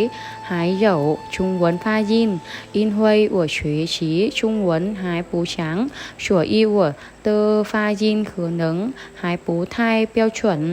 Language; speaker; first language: Chinese; non-native, learner; Vietnamese